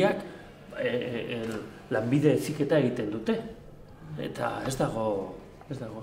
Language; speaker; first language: Basque; non-native, local second language; Spanish